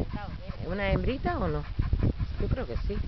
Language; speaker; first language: Spanish; native; Spanish